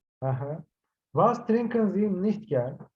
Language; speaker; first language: German; non-native, fluent; Turkish